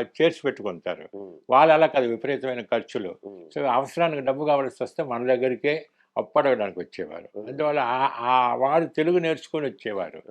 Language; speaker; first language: Telugu; early bilingual, heritage; Telugu